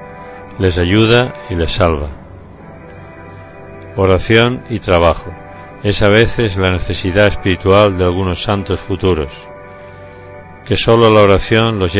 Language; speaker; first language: Spanish; native; Spanish